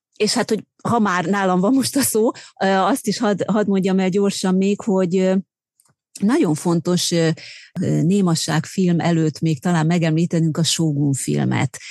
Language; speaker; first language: Hungarian; native; Hungarian